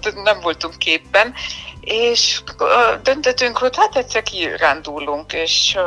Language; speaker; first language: Hungarian; non-native, fluent; German